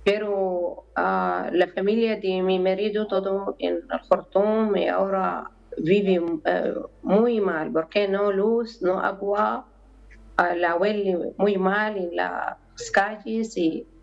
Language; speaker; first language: Spanish; non-native, learner; Arabic